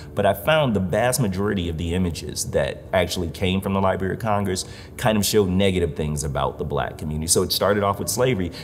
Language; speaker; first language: English; native; English